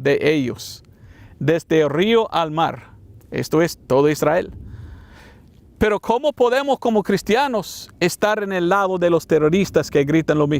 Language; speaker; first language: Spanish; non-native, fluent; English